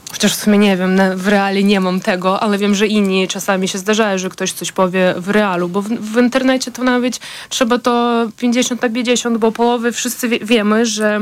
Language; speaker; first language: Polish; non-native, fluent; Ukrainian